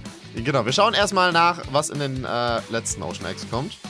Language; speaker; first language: German; native; German